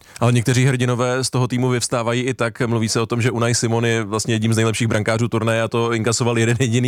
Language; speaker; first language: Czech; native; Czech